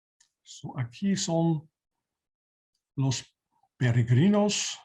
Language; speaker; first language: Spanish; non-native, learner; German